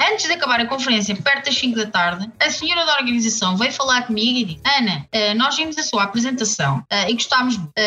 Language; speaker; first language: Portuguese; native; Portuguese